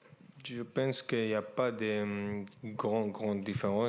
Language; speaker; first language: French; non-native, fluent; Spanish